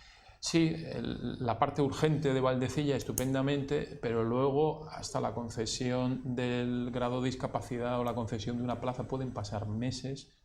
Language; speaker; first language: Spanish; native; Spanish